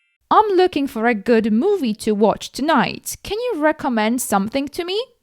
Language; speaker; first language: English; non-native, fluent; Polish